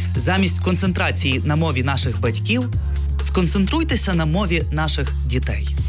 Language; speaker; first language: Ukrainian; non-native, local second language; Russian